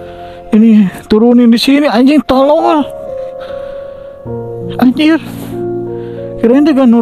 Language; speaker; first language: Indonesian; native; Indonesian